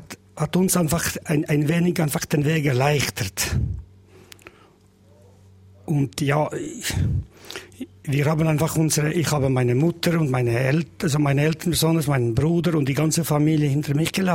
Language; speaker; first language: German; non-native, learner; Albanian